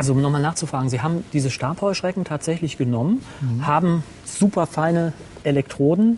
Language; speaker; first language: German; native; German